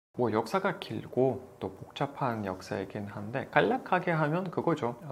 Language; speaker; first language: Korean; non-native, fluent; Russian